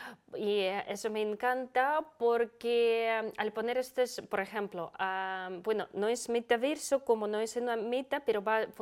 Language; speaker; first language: Spanish; non-native, fluent; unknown